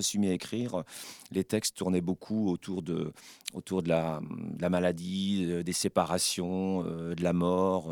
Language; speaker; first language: French; native; French